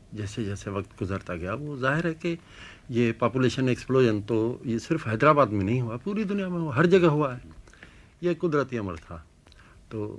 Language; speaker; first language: Urdu; native; Urdu